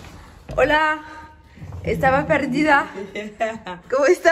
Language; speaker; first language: Spanish; non-native, fluent; French